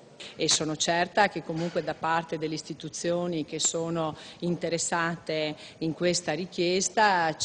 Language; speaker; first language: Italian; native; Italian